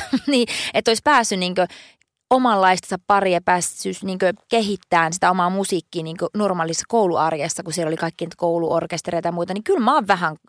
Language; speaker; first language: Finnish; native; Finnish